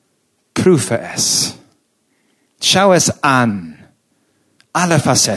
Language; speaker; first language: German; non-native, fluent; English